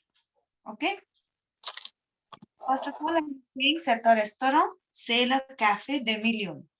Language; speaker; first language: French; non-native, fluent; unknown